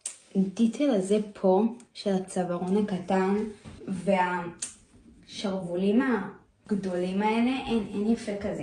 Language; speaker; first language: Hebrew; native; Hebrew